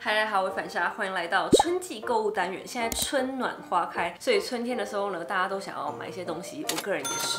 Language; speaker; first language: Chinese; native; Chinese